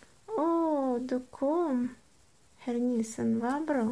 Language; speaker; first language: Swedish; non-native, learner; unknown